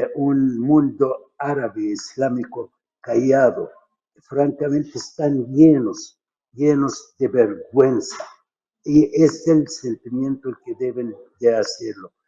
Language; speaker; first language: Spanish; non-native, fluent; Arabic